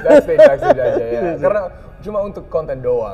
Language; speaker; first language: Indonesian; early bilingual, heritage; English